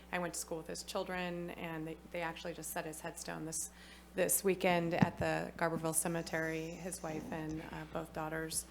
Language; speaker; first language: English; native; English